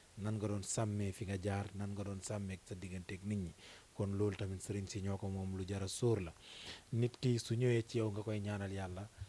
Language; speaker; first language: Wolof; non-native, local second language; Serer